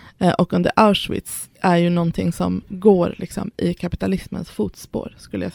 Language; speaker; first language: Swedish; early bilingual, other home language; Persian